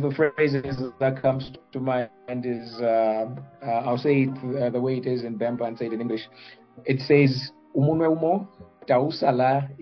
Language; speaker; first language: English; non-native, local second language; Bemba